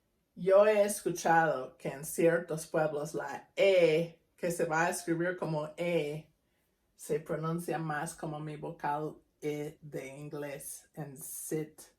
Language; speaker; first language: Spanish; non-native, fluent; English